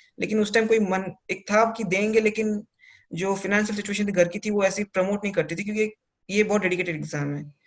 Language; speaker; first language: Hindi; early bilingual, heritage; Hindi